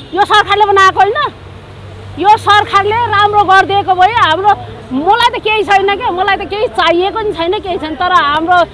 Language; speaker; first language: Nepali; non-native, local second language; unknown